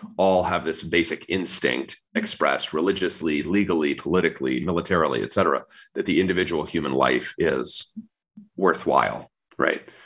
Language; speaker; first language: English; native; English